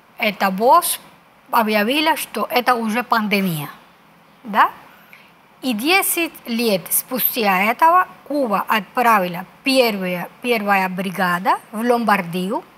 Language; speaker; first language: Russian; non-native, fluent; Spanish